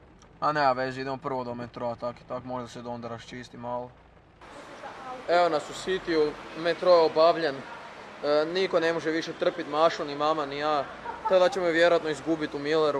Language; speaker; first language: Croatian; native; Croatian